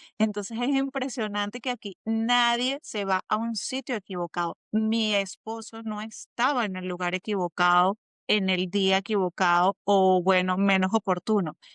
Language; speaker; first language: Spanish; native; Spanish